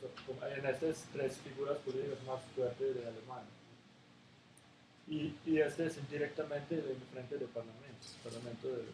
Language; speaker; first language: Spanish; non-native, learner; Serbian